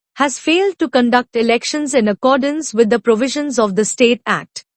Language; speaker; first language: English; non-native, local second language; Telugu